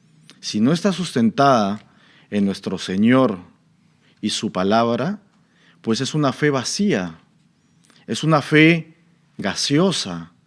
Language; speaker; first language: Spanish; native; Spanish